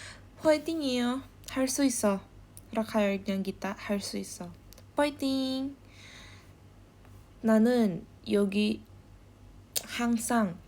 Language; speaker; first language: Korean; non-native, learner; Indonesian